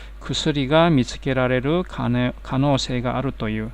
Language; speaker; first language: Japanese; non-native, fluent; Korean